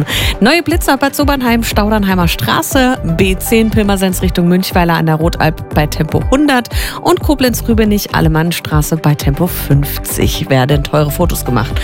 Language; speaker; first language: German; native; German